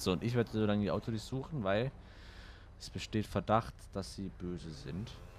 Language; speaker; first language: German; native; German